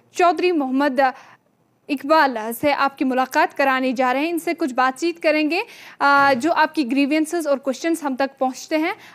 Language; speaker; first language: Urdu; non-native, local second language; Kashmiri